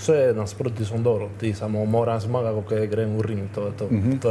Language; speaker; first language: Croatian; non-native, learner; Spanish